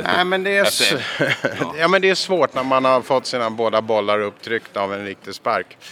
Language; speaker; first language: Swedish; non-native, fluent; English